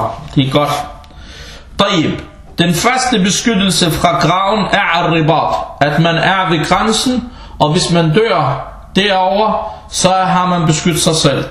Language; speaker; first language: Danish; early bilingual, other home language; Arabic